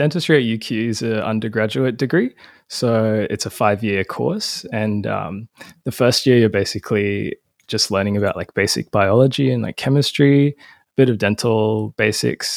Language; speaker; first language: English; native; English